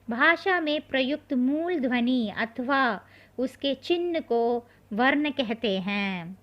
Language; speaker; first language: Hindi; non-native, local second language; Tamil